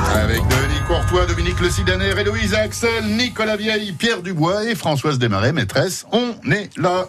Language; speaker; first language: French; native; French